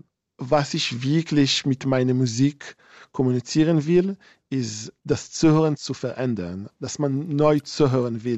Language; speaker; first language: German; non-native, fluent; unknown